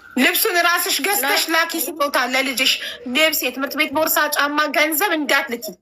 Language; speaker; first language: Amharic; native; Amharic